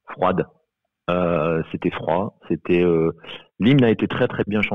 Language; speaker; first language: French; native; French